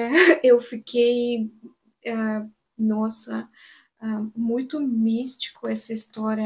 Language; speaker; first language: Portuguese; non-native, learner; Russian